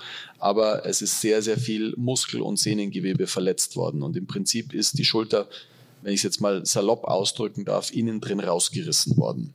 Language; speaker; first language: German; native; German